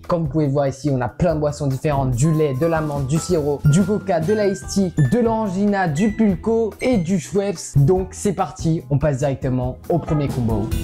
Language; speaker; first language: French; native; French